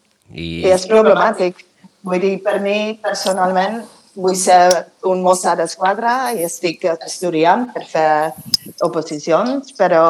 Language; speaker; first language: Catalan; non-native, fluent; English